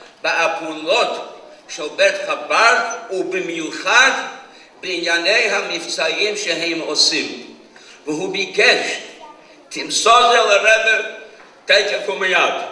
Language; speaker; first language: Hebrew; non-native, fluent; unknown